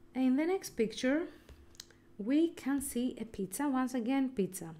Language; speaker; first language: English; non-native, fluent; Greek